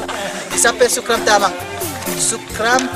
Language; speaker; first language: French; non-native, learner; Nepali